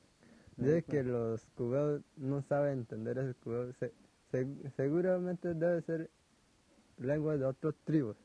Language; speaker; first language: Spanish; non-native, local second language; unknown